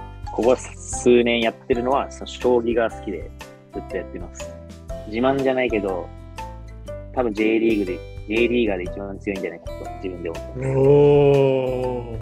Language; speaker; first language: Japanese; native; Japanese